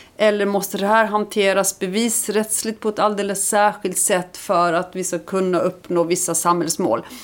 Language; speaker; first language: Swedish; early bilingual, other home language; Icelandic